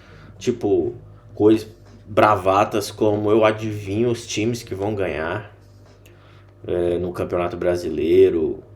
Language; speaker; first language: Portuguese; native; Portuguese